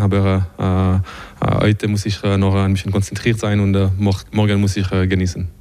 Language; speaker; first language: German; non-native, local second language; French